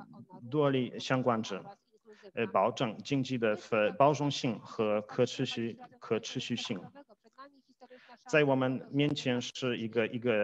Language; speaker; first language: Chinese; non-native, fluent; Polish